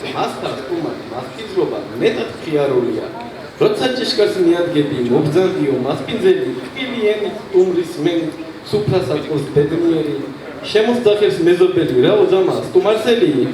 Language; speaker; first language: Georgian; native; Georgian